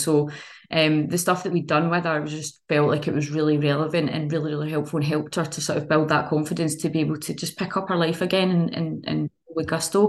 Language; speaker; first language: English; native; English